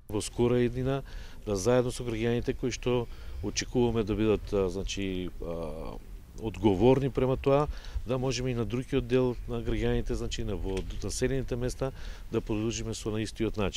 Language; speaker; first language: Macedonian; native; Macedonian